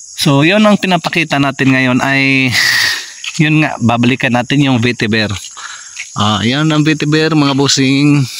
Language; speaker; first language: Filipino; non-native, local second language; Cebuano